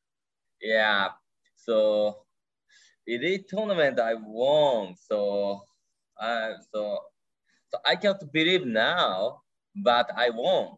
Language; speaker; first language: English; non-native, learner; Japanese